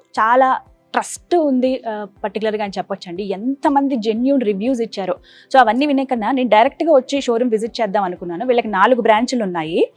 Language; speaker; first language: Telugu; native; Telugu